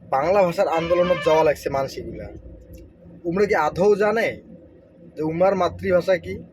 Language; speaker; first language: Bangla; non-native, local second language; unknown